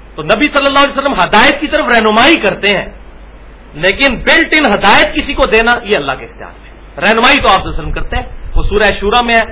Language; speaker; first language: Urdu; non-native, local second language; Punjabi